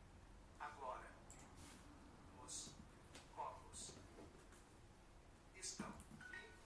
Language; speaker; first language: Portuguese; non-native, learner; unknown